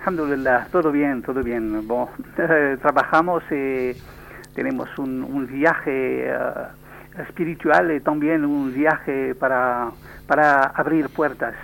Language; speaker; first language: Spanish; non-native, learner; French